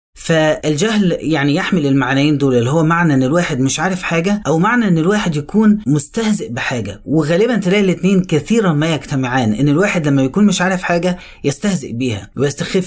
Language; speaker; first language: Arabic; native; Arabic